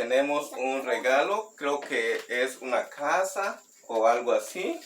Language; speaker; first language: Spanish; native; Spanish